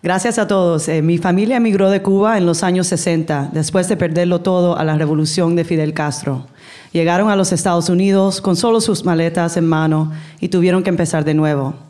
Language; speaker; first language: Spanish; early bilingual, heritage; Spanish